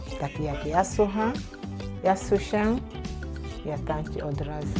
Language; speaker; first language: Polish; non-native, learner; Igbo